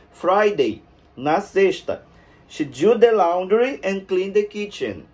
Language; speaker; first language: English; non-native, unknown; Portuguese